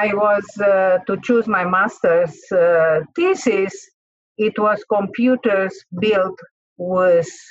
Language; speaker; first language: English; non-native, fluent; Hungarian